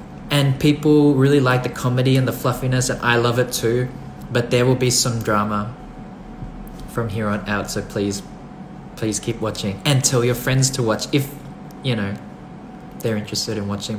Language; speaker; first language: English; early bilingual, other home language; Thai